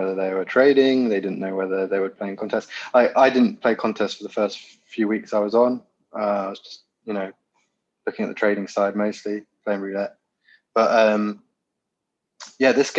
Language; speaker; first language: English; native; English